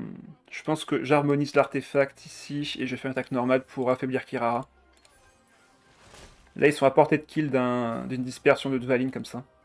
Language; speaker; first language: French; native; French